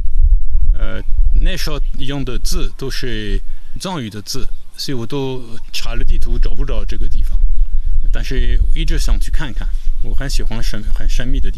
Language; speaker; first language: Chinese; non-native, fluent; French